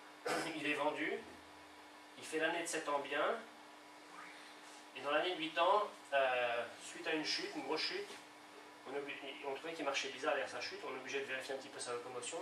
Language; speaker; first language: French; native; French